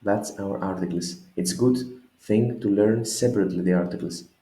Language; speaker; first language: English; non-native, fluent; Greek